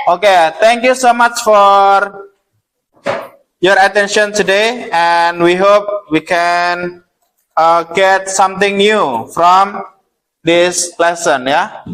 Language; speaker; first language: English; non-native, learner; Indonesian